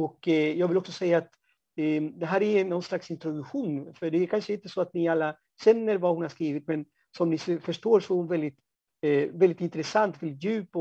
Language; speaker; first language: Swedish; non-native, fluent; Spanish